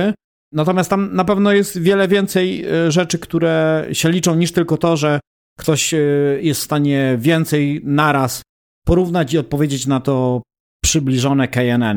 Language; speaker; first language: Polish; native; Polish